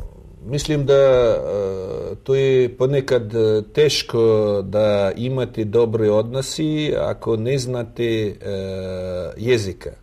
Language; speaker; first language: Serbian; non-native, learner; Russian